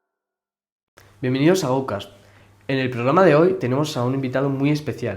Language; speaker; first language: Spanish; native; Spanish